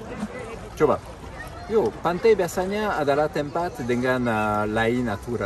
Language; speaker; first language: Indonesian; non-native, fluent; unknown